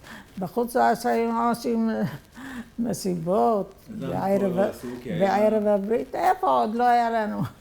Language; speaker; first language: Hebrew; non-native, fluent; Arabic